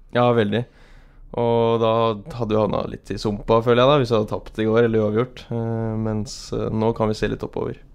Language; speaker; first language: Norwegian; native; Norwegian